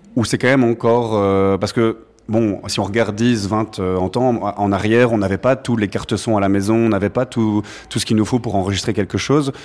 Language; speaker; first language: French; native; French